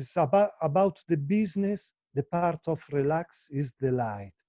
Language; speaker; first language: English; non-native, learner; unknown